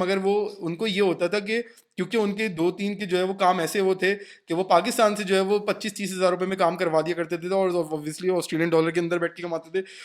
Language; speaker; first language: Urdu; native; Urdu